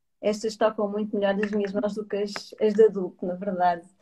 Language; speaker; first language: Portuguese; native; Portuguese